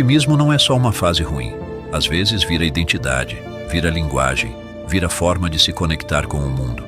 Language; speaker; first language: Portuguese; native; Portuguese